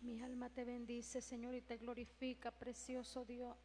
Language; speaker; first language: Spanish; native; Spanish